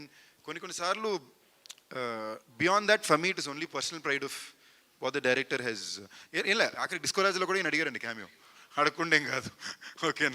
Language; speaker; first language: Telugu; native; Telugu